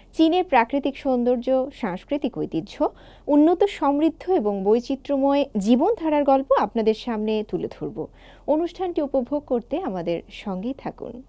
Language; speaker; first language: Bangla; native; Bangla